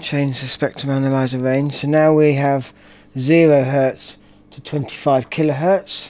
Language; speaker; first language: English; native; English